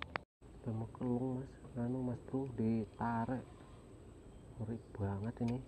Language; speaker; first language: Indonesian; native; Indonesian